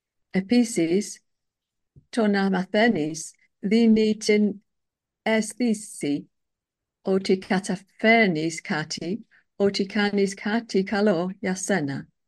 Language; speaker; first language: Greek; non-native, learner; English